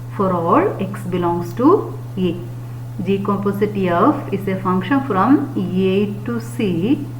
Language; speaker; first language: English; non-native, local second language; Malayalam